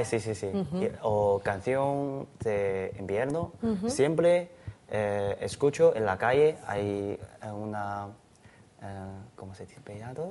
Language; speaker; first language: Spanish; non-native, learner; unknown